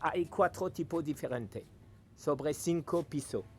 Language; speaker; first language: Spanish; non-native, learner; French